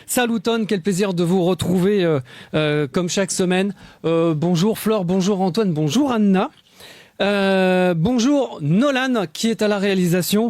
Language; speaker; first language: French; native; French